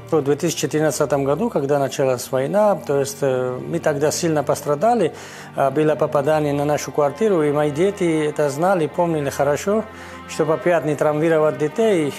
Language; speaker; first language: Russian; non-native, local second language; Georgian